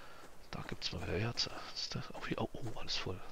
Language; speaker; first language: German; native; German